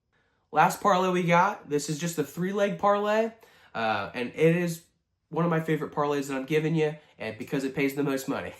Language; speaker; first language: English; native; English